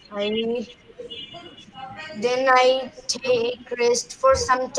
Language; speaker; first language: English; non-native, learner; Bangla